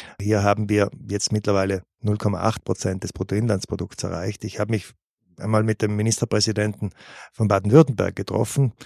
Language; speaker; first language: German; native; German